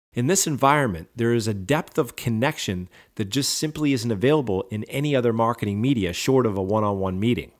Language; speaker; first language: English; native; English